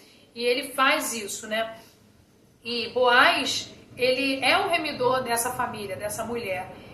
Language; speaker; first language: Portuguese; native; Portuguese